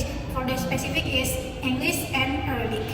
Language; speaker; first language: English; non-native, learner; Indonesian